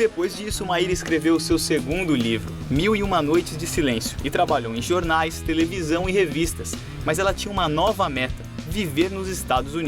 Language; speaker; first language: Portuguese; native; Portuguese